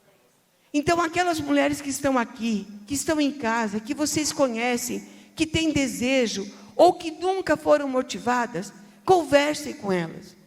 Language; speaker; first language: Portuguese; native; Portuguese